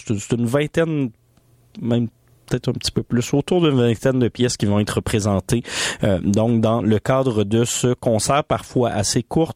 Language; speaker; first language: French; native; French